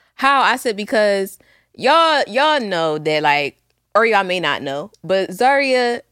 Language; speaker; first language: English; native; English